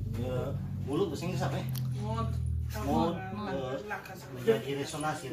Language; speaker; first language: Indonesian; native; Indonesian